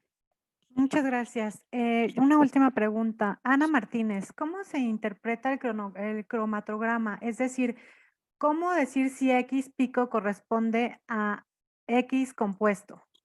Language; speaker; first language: Spanish; native; Spanish